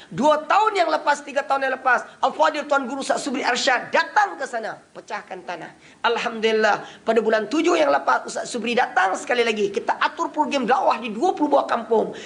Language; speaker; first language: Malay; non-native, local second language; Central Dusun